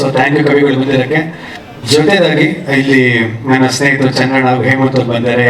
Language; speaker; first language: Kannada; native; Kannada